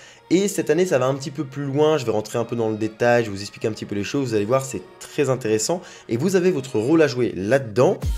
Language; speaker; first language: French; native; French